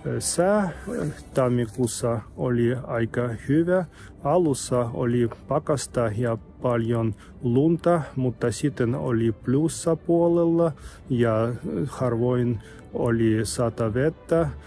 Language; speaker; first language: Finnish; non-native, fluent; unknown